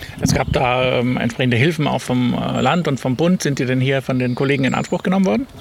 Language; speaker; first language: German; native; German